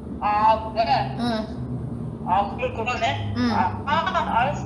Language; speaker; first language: Korean; non-native, fluent; Chinese